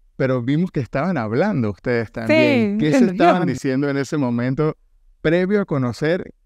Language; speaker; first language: Spanish; native; Spanish